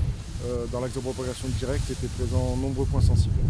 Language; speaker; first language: French; native; French